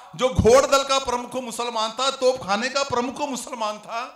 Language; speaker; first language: Hindi; non-native, local second language; Marathi